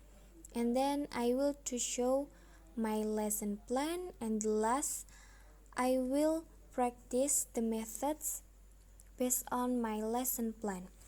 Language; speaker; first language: English; non-native, learner; Indonesian